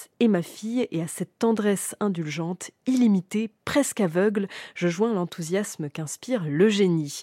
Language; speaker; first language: French; native; French